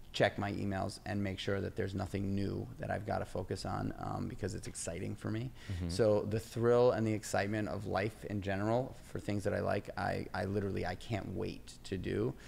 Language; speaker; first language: English; native; English